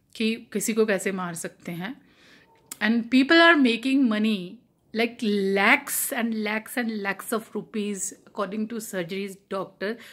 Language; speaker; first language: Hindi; non-native, local second language; Punjabi